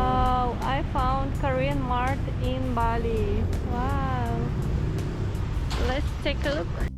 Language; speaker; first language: English; non-native, fluent; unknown